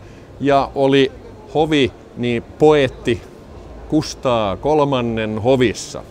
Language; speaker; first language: Finnish; non-native, local second language; Swedish